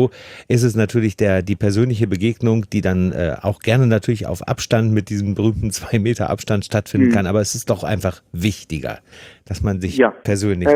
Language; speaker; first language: German; native; German